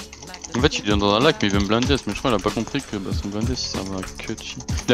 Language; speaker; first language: French; native; French